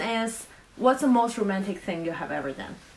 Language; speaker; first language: English; non-native, fluent; Chinese